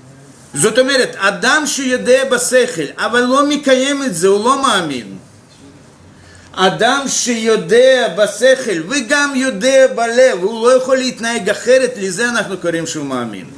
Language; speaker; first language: Hebrew; non-native, fluent; Russian